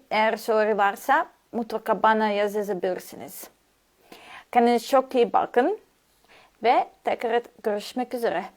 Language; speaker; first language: Turkish; non-native, learner; Serbian